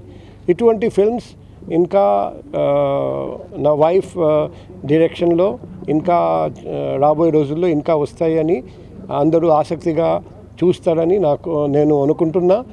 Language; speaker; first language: Telugu; non-native, local second language; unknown